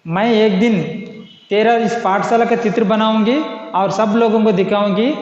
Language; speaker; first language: Hindi; non-native, local second language; Telugu